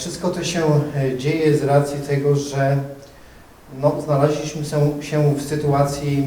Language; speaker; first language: Polish; native; Polish